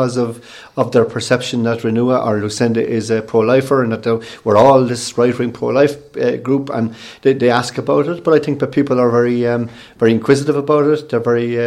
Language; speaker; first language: English; native; English